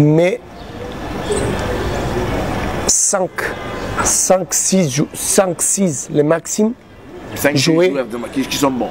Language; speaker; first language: French; non-native, learner; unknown